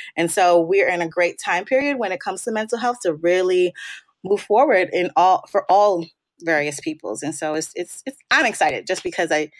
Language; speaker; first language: English; native; English